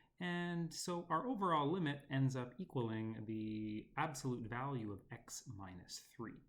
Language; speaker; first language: English; native; English